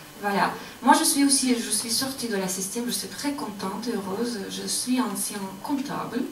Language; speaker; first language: French; non-native, learner; Russian